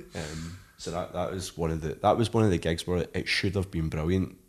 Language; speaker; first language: English; native; English